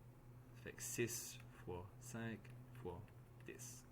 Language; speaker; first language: French; native; French